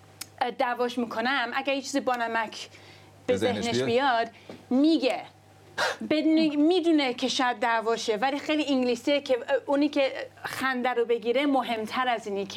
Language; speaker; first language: Persian; early bilingual, other home language; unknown